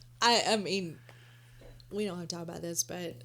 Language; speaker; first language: English; native; English